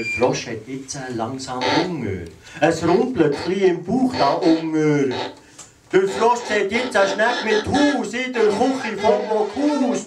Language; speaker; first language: German; native; German